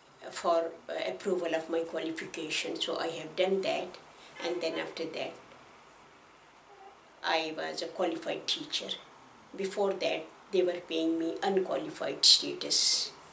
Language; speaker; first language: English; non-native, local second language; Pashto